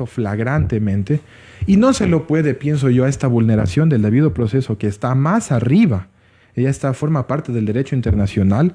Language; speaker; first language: Spanish; native; Spanish